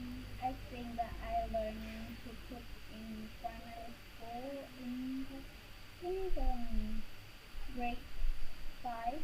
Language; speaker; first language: English; non-native, learner; Vietnamese